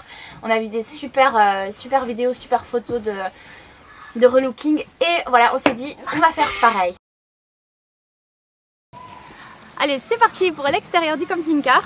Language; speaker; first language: French; native; French